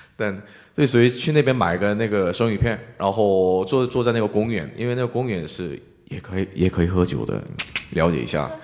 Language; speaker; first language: Chinese; non-native, fluent; Korean